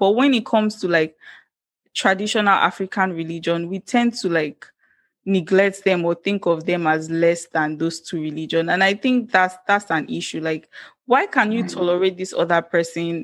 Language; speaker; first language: English; non-native, local second language; Yoruba